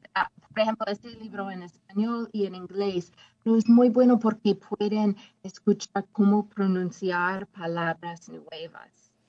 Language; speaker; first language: Spanish; non-native, fluent; English